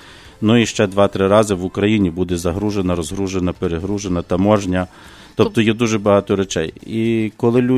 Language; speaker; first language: Ukrainian; native; Ukrainian